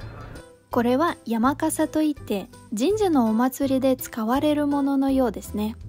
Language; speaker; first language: Japanese; non-native, fluent; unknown